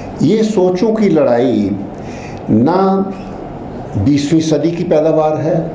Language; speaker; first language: Urdu; native; Urdu